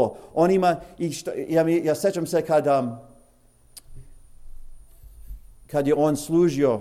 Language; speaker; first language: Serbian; early bilingual, heritage; English